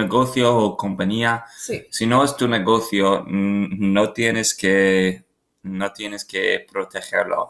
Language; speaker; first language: Spanish; non-native, learner; English